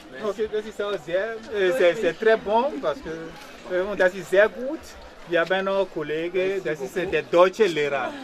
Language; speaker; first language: German; non-native, learner; French